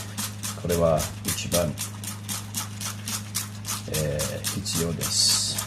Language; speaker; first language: Japanese; non-native, learner; English